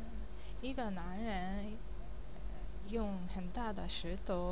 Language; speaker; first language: Chinese; non-native, learner; Japanese